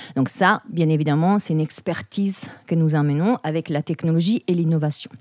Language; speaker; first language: French; non-native, fluent; Italian